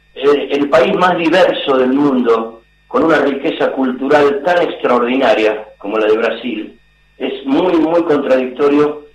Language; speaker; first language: Spanish; native; Spanish